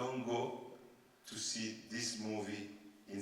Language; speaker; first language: English; non-native, learner; Italian